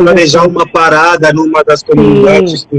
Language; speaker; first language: Portuguese; non-native, fluent; French